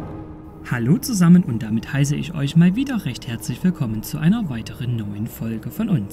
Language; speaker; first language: German; native; German